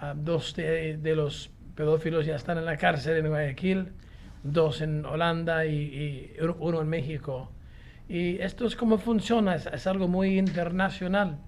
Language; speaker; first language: Spanish; non-native, fluent; English